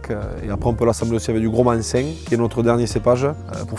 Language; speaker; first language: French; native; French